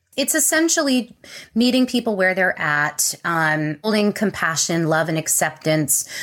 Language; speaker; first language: English; native; English